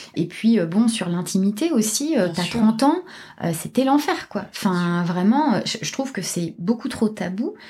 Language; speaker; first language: French; native; French